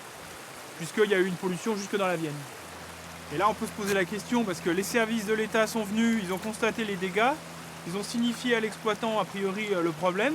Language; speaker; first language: French; native; French